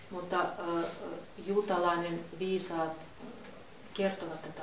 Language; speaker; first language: Finnish; non-native, fluent; Russian